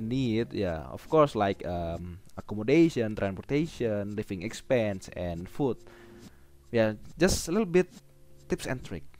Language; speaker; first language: English; non-native, learner; Indonesian